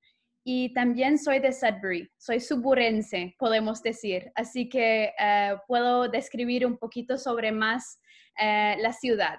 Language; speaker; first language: Spanish; non-native, fluent; English